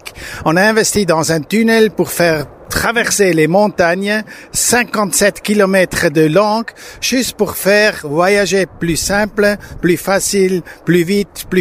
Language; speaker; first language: French; non-native, local second language; German